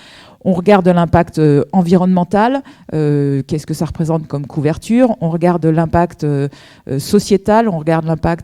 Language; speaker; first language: French; native; French